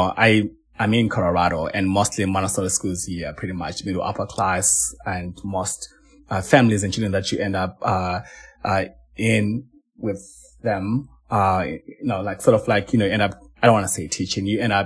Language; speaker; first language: English; non-native, local second language; Shona